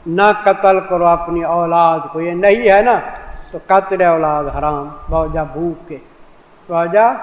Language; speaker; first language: Urdu; non-native, local second language; Saraiki